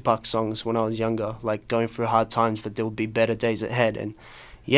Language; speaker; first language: English; native; English